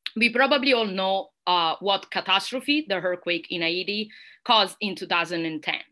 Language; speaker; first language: English; non-native, fluent; Italian